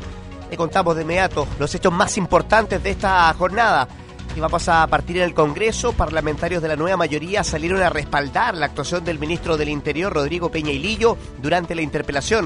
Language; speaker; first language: Spanish; native; Spanish